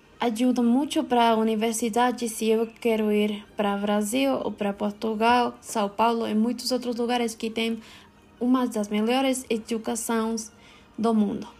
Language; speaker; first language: Portuguese; non-native, learner; Spanish